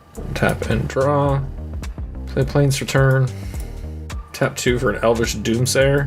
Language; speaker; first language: English; native; English